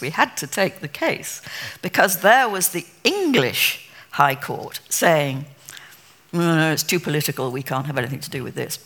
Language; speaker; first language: English; native; English